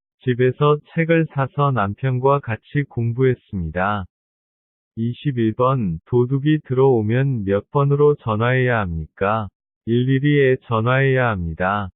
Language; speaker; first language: Korean; non-native, learner; Vietnamese